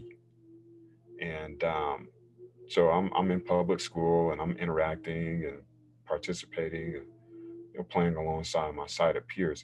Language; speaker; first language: English; native; English